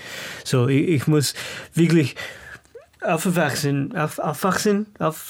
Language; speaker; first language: German; non-native, learner; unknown